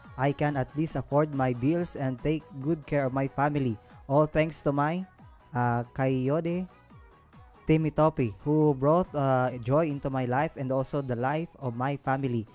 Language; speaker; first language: English; non-native, local second language; Filipino